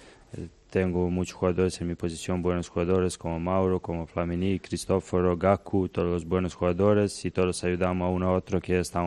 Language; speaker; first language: Spanish; non-native, learner; Serbian